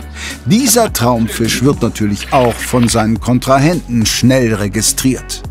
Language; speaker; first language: German; native; German